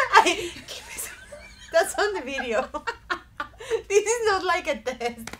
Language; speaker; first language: English; non-native, fluent; Spanish